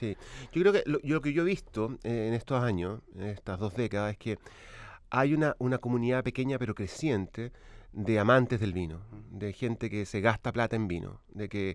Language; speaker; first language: Spanish; native; Spanish